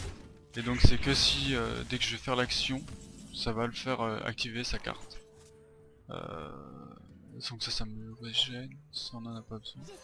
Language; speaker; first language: French; native; French